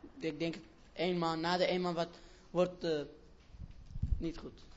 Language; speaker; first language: Dutch; non-native, learner; Persian